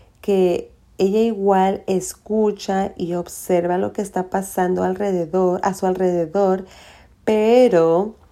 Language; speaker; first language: Spanish; early bilingual, heritage; Spanish